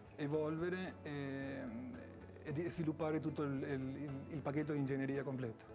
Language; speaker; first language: Italian; non-native, fluent; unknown